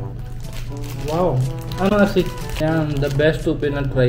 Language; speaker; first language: Filipino; non-native, learner; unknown